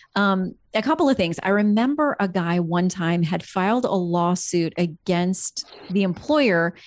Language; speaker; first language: English; native; English